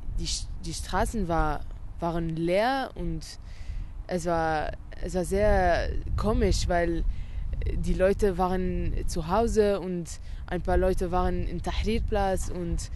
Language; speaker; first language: German; non-native, learner; Arabic